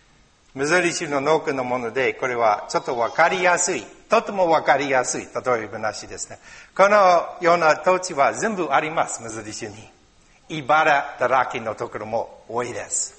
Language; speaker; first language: Japanese; non-native, learner; English